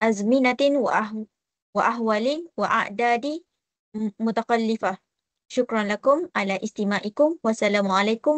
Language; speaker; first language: Arabic; non-native, learner; Malay